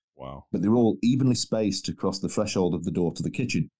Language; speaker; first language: English; native; English